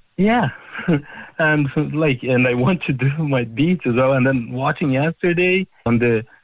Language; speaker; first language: English; non-native, fluent; Portuguese